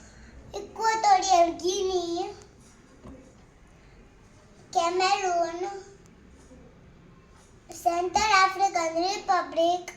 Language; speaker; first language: English; non-native, learner; Gujarati